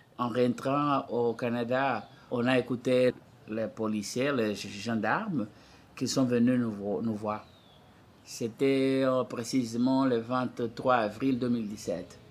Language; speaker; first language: French; non-native, fluent; Portuguese